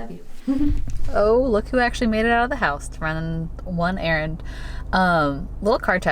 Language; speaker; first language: English; native; English